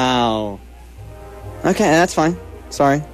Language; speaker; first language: English; native; English